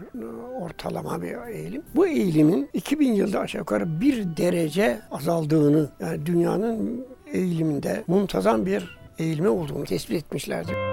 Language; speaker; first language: Turkish; native; Turkish